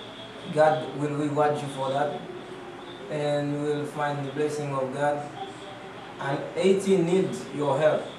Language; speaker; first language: English; non-native, learner; Haitian Creole